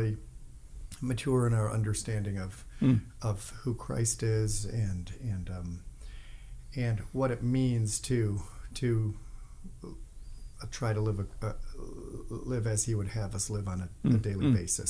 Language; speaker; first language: English; native; English